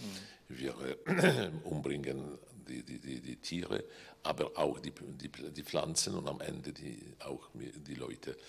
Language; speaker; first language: German; non-native, fluent; Polish